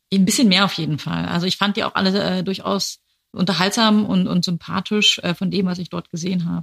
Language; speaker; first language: German; native; German